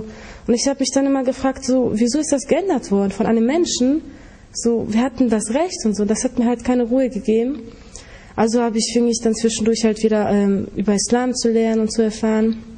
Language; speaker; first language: German; early bilingual, other home language; Polish